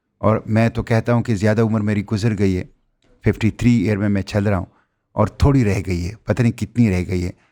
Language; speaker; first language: Urdu; non-native, local second language; Pashto